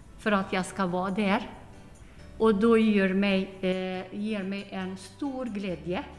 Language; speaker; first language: Swedish; non-native, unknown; Albanian